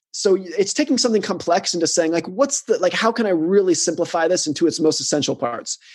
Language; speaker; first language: English; native; English